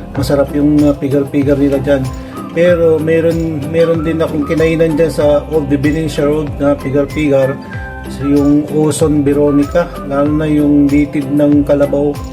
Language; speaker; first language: Filipino; non-native, local second language; Pangasinan